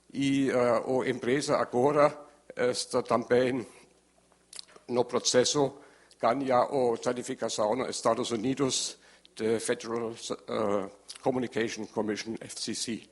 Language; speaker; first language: Portuguese; non-native, learner; German